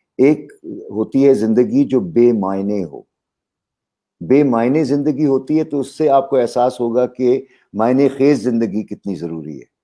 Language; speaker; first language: Urdu; native; Urdu